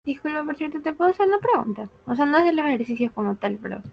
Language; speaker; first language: Spanish; native; Spanish